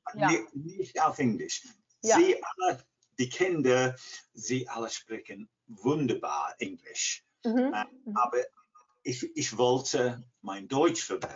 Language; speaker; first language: German; non-native, fluent; English